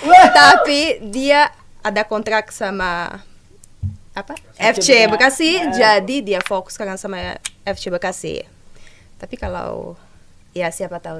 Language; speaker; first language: Indonesian; non-native, fluent; Portuguese